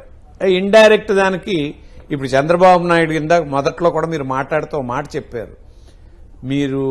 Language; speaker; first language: Telugu; native; Telugu